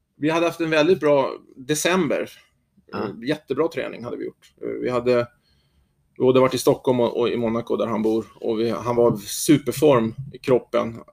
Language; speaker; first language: Swedish; native; Swedish